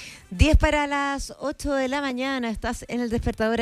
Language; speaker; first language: Spanish; native; Spanish